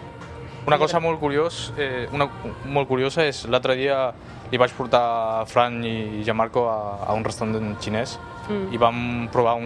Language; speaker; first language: Catalan; non-native, fluent; Chinese